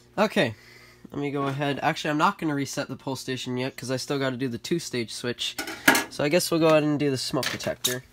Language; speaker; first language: English; native; English